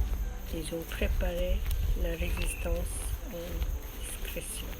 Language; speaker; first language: French; non-native, learner; Korean